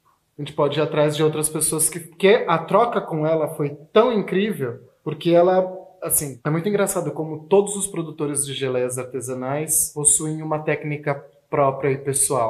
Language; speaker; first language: Portuguese; native; Portuguese